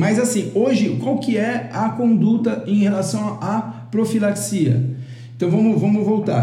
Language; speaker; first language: Portuguese; native; Portuguese